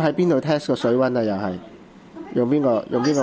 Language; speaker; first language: Cantonese; native; Cantonese